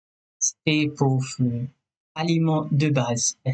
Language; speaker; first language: French; non-native, fluent; Thai